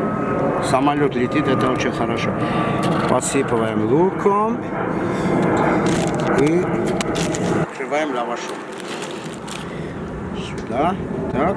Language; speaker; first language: Russian; non-native, fluent; Armenian